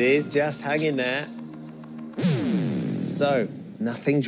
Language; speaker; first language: English; native; English